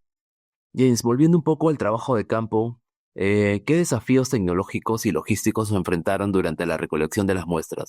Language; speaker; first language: Spanish; native; Spanish